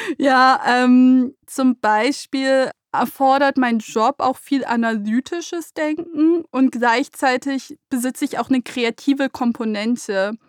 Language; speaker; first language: German; early bilingual, other home language; Persian